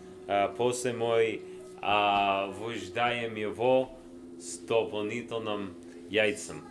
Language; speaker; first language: Russian; non-native, learner; English